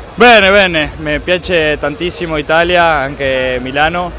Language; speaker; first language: Italian; non-native, learner; Spanish